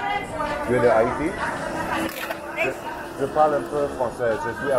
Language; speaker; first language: Spanish; non-native, learner; German